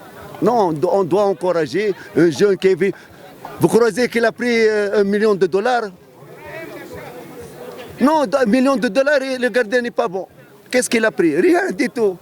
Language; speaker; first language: French; non-native, local second language; Arabic